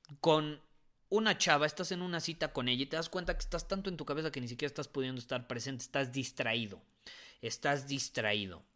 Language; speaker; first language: Spanish; native; Spanish